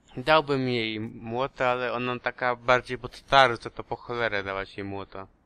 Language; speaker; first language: Polish; early bilingual, heritage; Polish